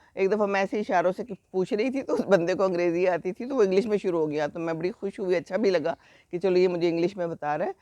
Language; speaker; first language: Urdu; native; Urdu